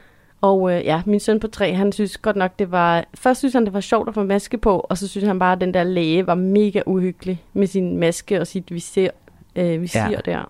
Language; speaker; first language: Danish; native; Danish